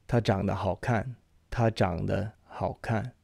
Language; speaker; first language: Chinese; non-native, fluent; English